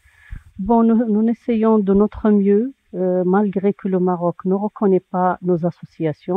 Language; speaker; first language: French; non-native, local second language; Arabic